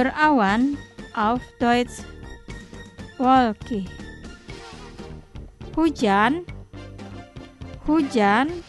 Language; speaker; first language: German; non-native, fluent; Indonesian